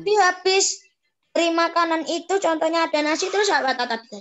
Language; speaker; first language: Malay; native; Malay